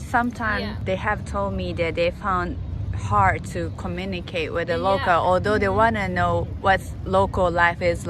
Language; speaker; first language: English; non-native, learner; Japanese